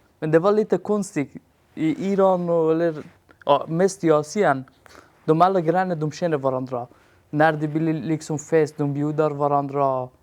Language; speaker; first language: Swedish; non-native, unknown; Persian